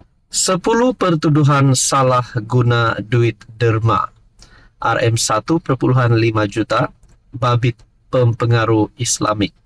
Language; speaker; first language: Malay; native; Malay